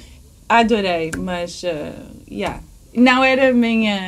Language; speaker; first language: Portuguese; early bilingual, heritage; English